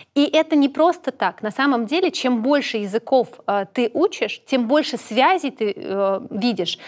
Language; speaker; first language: Russian; native; Russian